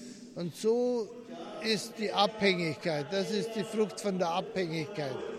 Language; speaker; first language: German; early bilingual, heritage; German